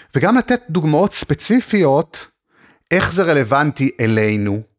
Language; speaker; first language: Hebrew; native; Hebrew